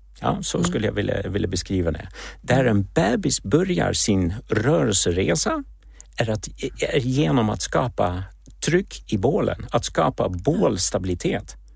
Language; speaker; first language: Swedish; non-native, fluent; Czech